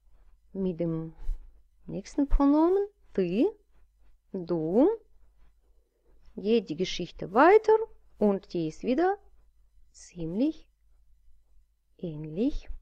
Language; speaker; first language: German; non-native, fluent; Russian